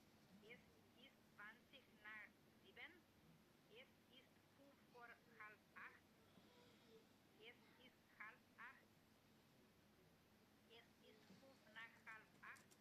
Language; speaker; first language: German; non-native, learner; Macedonian